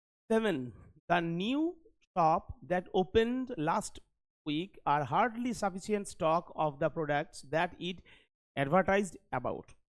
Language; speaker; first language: English; non-native, local second language; Bangla